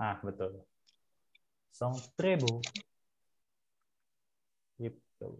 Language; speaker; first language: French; non-native, fluent; Indonesian